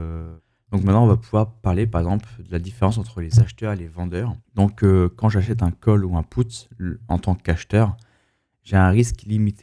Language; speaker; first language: French; native; French